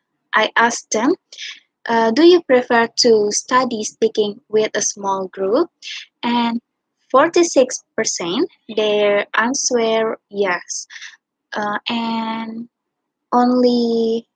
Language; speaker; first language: English; non-native, learner; Indonesian